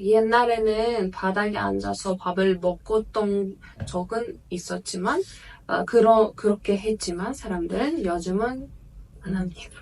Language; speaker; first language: Korean; non-native, fluent; Azerbaijani